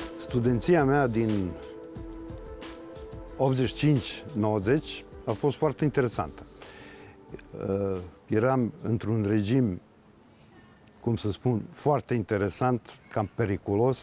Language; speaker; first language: Romanian; early bilingual, heritage; Serbian